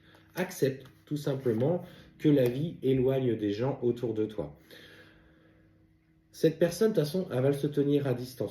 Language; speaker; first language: French; native; French